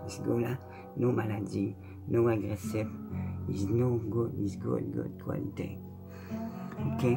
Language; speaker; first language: English; non-native, learner; French